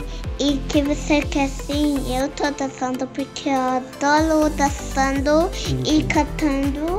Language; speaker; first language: Portuguese; early bilingual, heritage; Portuguese